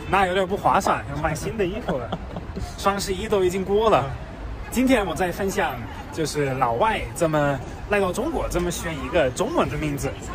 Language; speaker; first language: Chinese; non-native, fluent; German